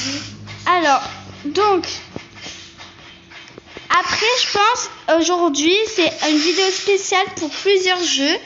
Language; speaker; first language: French; native; French